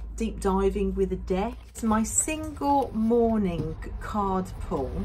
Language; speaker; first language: English; native; English